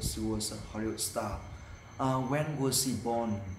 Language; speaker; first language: English; non-native, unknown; Vietnamese